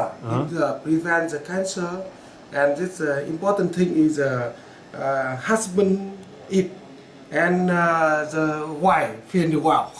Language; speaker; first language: English; non-native, learner; Vietnamese